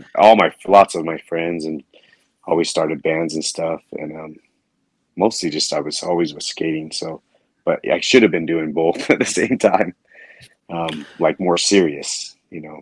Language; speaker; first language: English; native; English